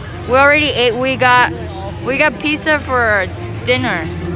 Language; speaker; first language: English; non-native, fluent; Vietnamese